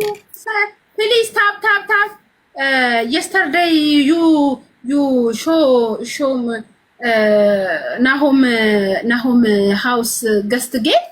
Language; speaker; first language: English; non-native, learner; Amharic